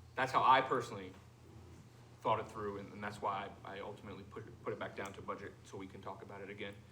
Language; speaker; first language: English; native; English